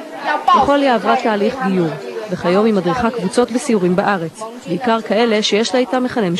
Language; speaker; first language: Hebrew; native; Hebrew